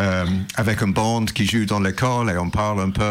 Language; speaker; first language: French; non-native, learner; English